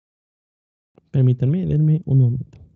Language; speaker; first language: Spanish; native; Spanish